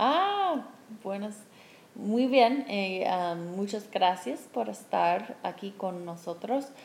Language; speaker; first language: Spanish; non-native, fluent; English